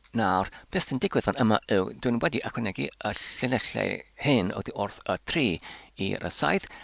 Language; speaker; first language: Welsh; non-native, learner; Polish